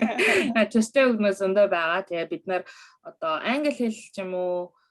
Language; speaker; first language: Mongolian; early bilingual, other home language; Korean